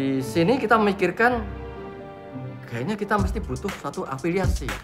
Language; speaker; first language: Indonesian; native; Indonesian